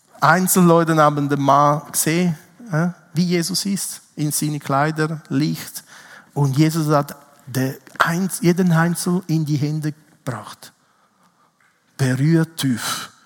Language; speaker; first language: German; non-native, fluent; Italian